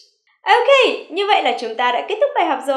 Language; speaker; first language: Vietnamese; native; Vietnamese